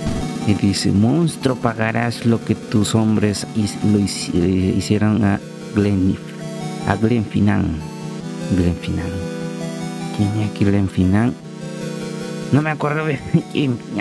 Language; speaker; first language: Spanish; native; Spanish